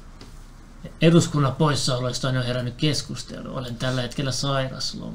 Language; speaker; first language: Finnish; native; Finnish